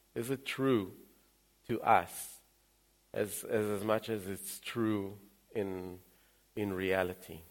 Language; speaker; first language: English; early bilingual, other home language; Russian